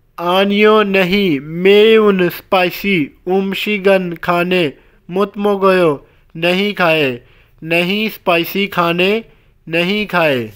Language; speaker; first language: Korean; non-native, learner; Hindi